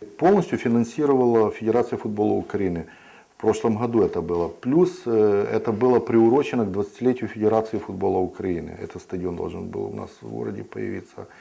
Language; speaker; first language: Russian; native; Russian